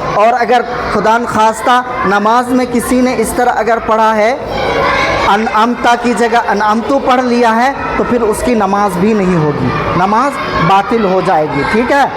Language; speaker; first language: Urdu; native; Urdu